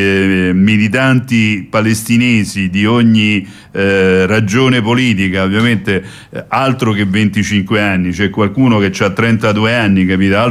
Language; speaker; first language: Italian; native; Italian